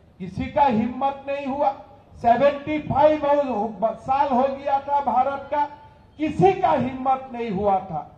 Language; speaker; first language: Hindi; non-native, local second language; Assamese